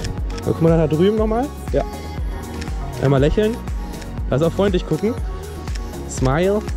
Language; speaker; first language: German; native; German